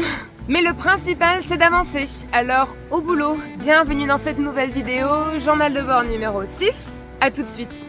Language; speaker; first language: French; native; French